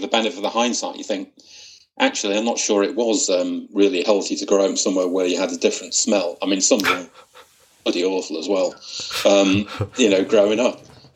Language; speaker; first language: English; native; English